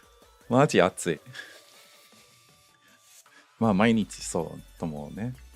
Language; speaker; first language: Japanese; non-native, learner; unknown